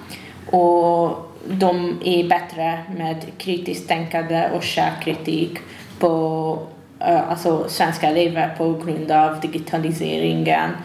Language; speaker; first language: Swedish; non-native, fluent; Hungarian